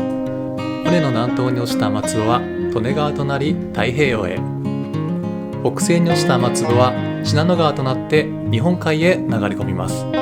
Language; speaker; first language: Japanese; native; Japanese